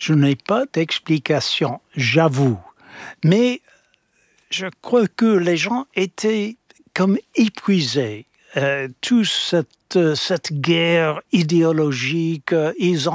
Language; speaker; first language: French; non-native, fluent; English